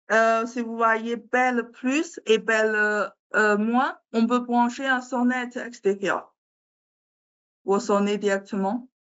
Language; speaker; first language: French; non-native, learner; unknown